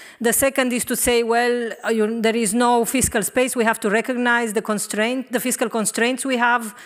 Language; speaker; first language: English; non-native, fluent; Romanian